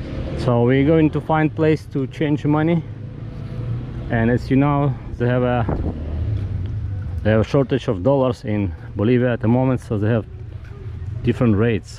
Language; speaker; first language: English; non-native, fluent; Russian